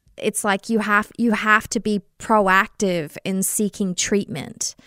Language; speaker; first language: English; native; English